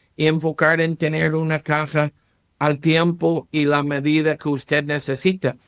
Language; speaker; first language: Spanish; non-native, learner; English